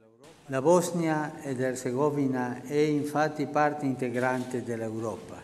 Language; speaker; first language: Italian; non-native, fluent; Spanish